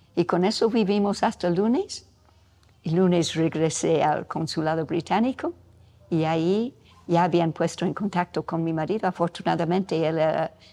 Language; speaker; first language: Spanish; non-native, fluent; English